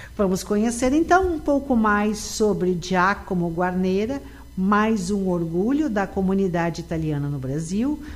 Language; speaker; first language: Portuguese; native; Portuguese